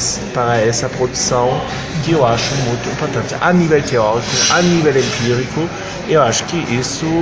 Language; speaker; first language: Portuguese; non-native, fluent; German